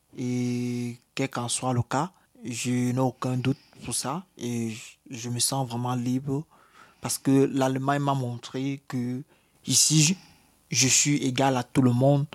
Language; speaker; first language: French; native; French